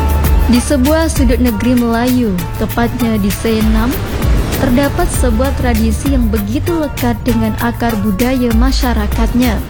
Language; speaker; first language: Indonesian; native; Indonesian